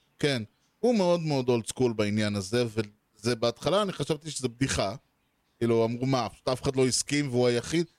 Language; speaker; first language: Hebrew; native; Hebrew